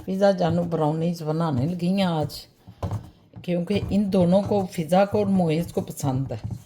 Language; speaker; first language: Urdu; non-native, local second language; Punjabi